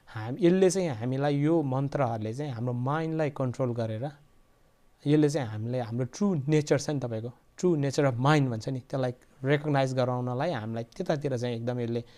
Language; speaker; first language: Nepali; non-native, local second language; Eastern Tamang